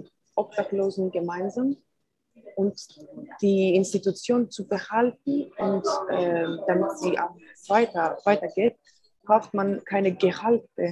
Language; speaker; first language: German; non-native, fluent; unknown